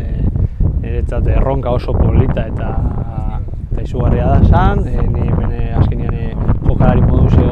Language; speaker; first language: Basque; non-native, local second language; Spanish